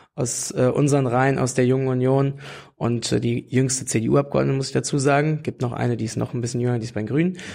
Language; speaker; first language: German; native; German